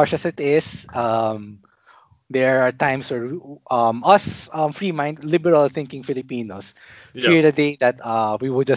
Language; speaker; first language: English; non-native, local second language; Filipino